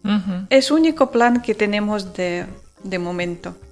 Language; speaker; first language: Spanish; non-native, learner; Ukrainian